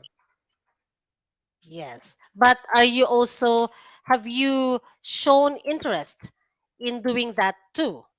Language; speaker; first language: English; non-native, fluent; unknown